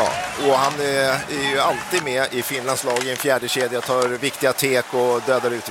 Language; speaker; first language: Swedish; native; Swedish